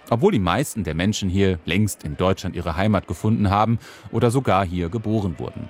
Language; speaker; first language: German; native; German